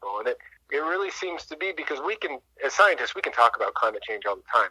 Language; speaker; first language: English; native; English